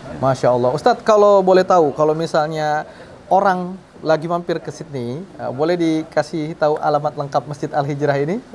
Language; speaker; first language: Indonesian; native; Indonesian